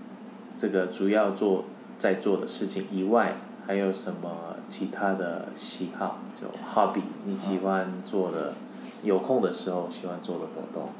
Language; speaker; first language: Chinese; non-native, fluent; Korean